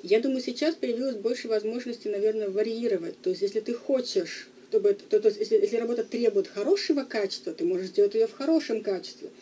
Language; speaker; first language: Russian; native; Russian